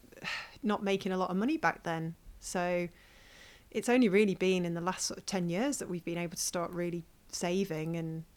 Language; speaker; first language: English; native; English